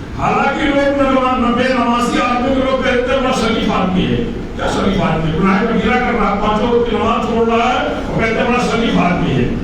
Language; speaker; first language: Urdu; native; Urdu